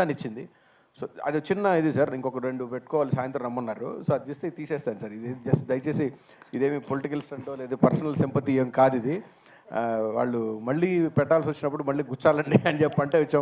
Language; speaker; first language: Telugu; native; Telugu